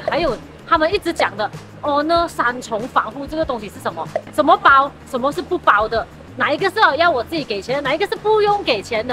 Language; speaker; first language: Chinese; native; Chinese